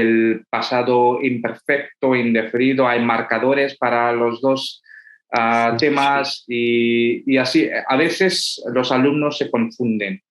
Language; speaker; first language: Spanish; non-native, fluent; Hindi